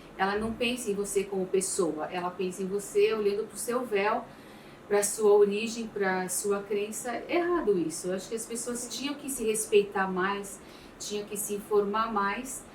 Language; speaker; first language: Portuguese; early bilingual, other home language; Arabic